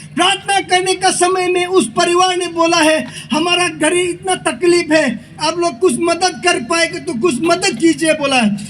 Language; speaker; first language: Hindi; non-native, local second language; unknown